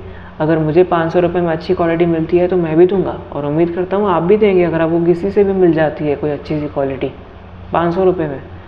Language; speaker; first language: Hindi; native; Hindi